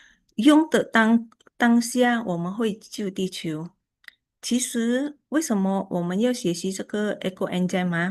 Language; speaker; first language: Chinese; early bilingual, heritage; Chinese